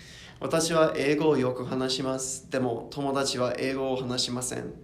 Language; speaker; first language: Japanese; non-native, learner; English